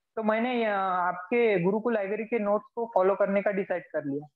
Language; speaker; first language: Hindi; non-native, local second language; Marathi